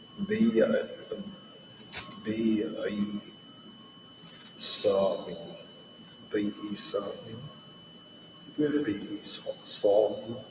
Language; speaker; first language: Arabic; non-native, learner; English